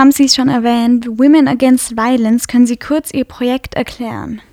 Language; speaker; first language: German; native; German